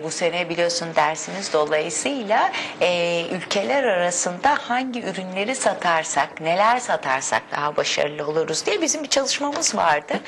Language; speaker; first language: Turkish; native; Turkish